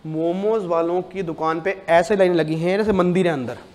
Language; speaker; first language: Hindi; native; Hindi